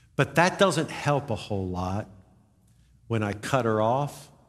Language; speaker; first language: English; native; English